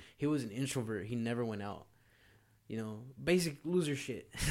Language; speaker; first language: English; early bilingual, other home language; Spanish